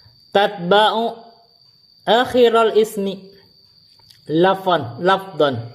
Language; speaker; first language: Arabic; non-native, fluent; Indonesian